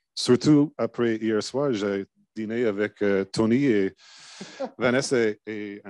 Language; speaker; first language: French; non-native, learner; English